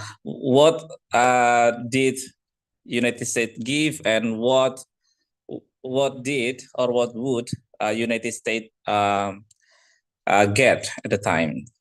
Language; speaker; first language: English; non-native, fluent; Indonesian